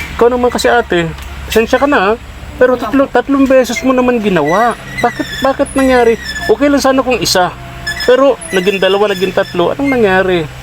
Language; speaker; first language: Filipino; native; Filipino